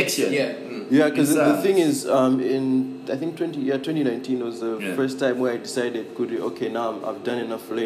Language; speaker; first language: English; non-native, local second language; Nyanja